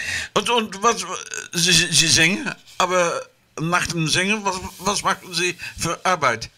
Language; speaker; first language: German; non-native, learner; Dutch